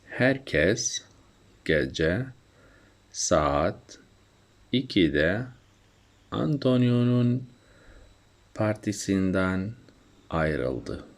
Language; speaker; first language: Turkish; non-native, learner; Central Kurdish